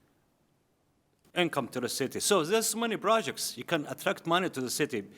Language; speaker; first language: English; non-native, learner; Arabic